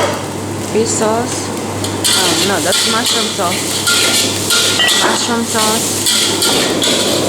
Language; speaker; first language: English; non-native, fluent; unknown